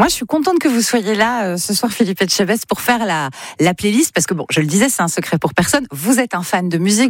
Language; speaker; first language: French; native; French